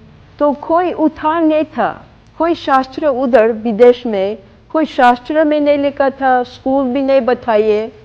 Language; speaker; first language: Hindi; non-native, fluent; English